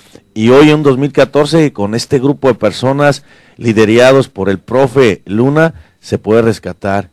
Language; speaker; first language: Spanish; native; Spanish